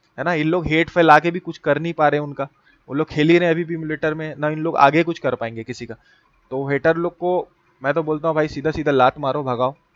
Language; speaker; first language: Hindi; native; Hindi